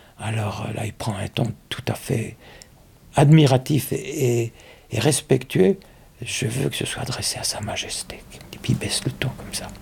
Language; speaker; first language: French; native; French